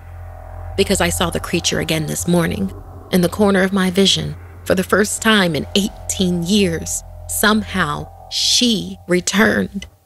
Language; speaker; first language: English; native; English